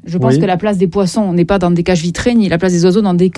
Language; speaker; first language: French; native; French